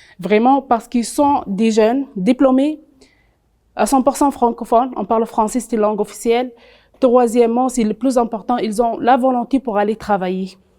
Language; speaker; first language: French; non-native, local second language; Arabic